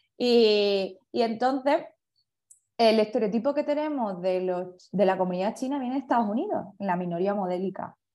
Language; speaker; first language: Spanish; early bilingual, other home language; Chinese